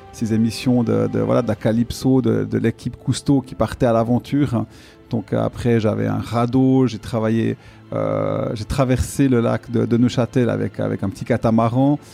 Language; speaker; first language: French; native; French